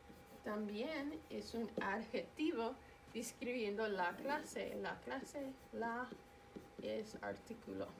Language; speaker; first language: Spanish; non-native, fluent; English